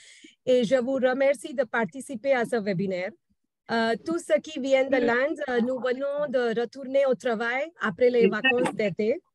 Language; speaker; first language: French; non-native, fluent; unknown